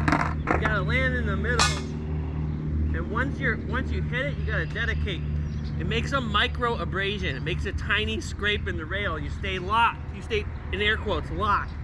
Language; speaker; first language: English; native; English